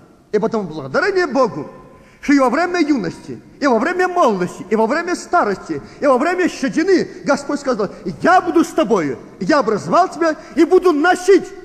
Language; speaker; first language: Russian; native; Russian